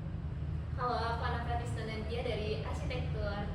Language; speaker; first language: Indonesian; native; Indonesian